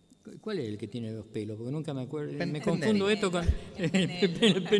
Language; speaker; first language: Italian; non-native, learner; Spanish